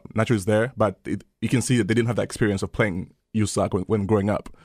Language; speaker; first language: English; early bilingual, other home language; Swahili